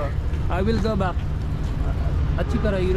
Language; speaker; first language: Japanese; non-native, learner; Filipino